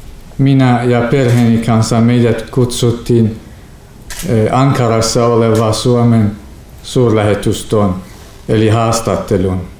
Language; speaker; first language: Finnish; non-native, fluent; Kurdish